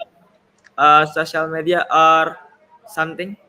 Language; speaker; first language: English; non-native, learner; Indonesian